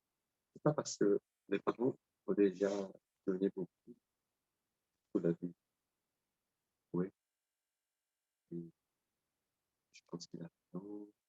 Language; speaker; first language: French; non-native, learner; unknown